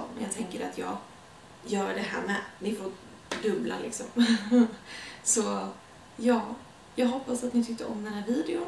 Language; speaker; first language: Swedish; native; Swedish